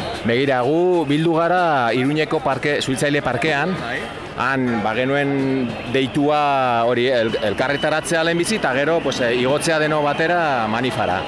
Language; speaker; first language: Basque; non-native, local second language; Spanish